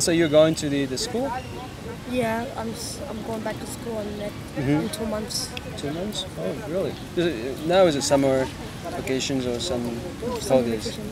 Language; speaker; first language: English; non-native, learner; Japanese